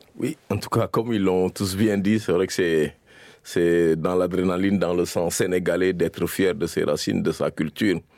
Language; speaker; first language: French; non-native, local second language; Serer